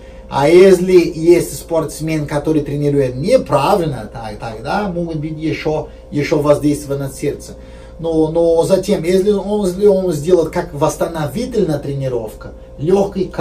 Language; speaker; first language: Russian; non-native, learner; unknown